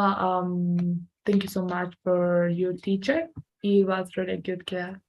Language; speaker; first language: English; non-native, learner; Spanish